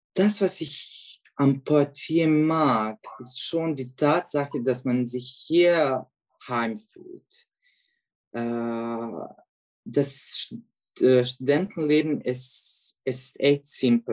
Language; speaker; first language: German; non-native, fluent; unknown